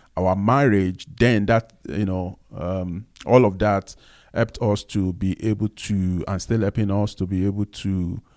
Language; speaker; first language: English; non-native, local second language; Yoruba